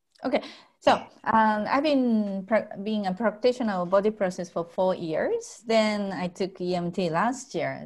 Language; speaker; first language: English; non-native, fluent; Japanese